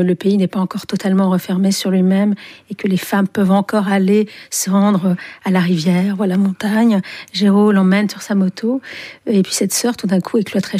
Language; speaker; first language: French; native; French